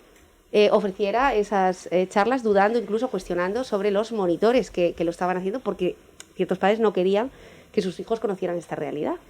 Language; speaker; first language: Spanish; native; Spanish